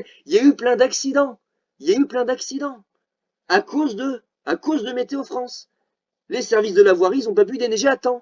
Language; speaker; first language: French; native; French